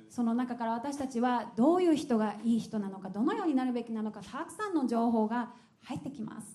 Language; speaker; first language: Japanese; native; Japanese